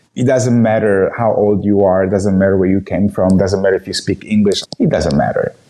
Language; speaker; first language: English; non-native, fluent; Portuguese